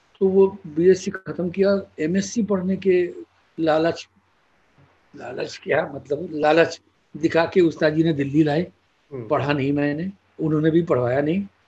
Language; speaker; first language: Hindi; non-native, local second language; Bangla